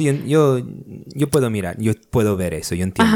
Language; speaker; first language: Spanish; early bilingual, other home language; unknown